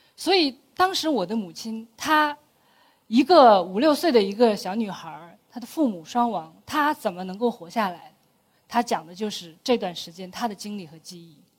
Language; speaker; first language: Chinese; native; Chinese